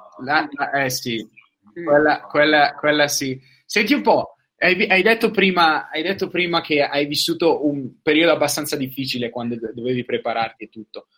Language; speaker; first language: Italian; native; Italian